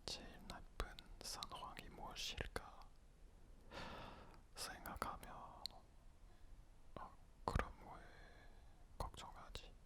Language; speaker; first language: Korean; non-native, fluent; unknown